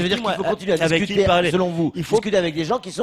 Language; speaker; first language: French; native; French